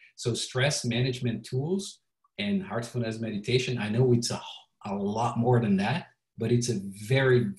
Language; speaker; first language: English; non-native, fluent; Portuguese